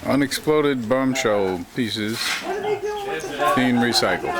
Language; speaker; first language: English; native; English